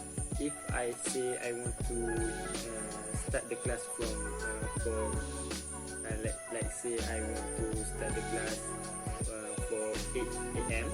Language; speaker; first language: English; non-native, local second language; Malay